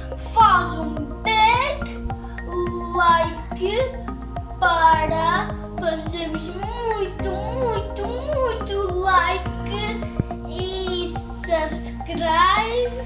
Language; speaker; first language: Portuguese; early bilingual, other home language; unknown